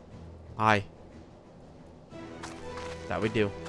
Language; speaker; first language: English; native; English